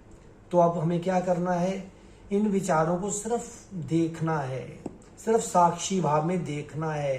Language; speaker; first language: Hindi; native; Hindi